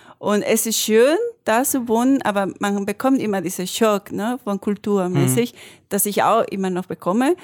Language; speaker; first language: German; non-native, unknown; Spanish